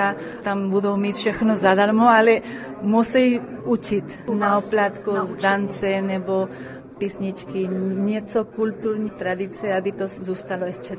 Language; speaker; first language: Czech; early bilingual, heritage; Spanish